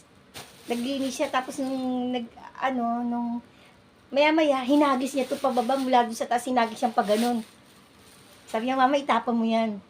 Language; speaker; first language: Filipino; native; Filipino